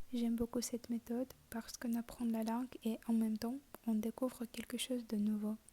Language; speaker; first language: French; non-native, fluent; Russian